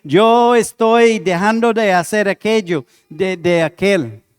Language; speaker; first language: Spanish; non-native, fluent; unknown